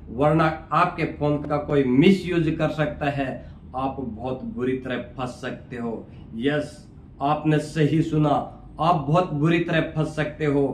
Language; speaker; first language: Hindi; native; Hindi